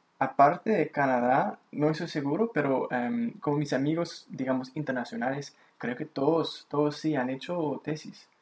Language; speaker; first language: Spanish; native; Spanish